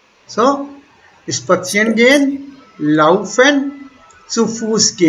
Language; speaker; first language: German; non-native, fluent; Hindi